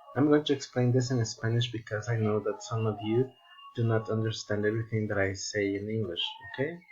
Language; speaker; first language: English; non-native, fluent; Spanish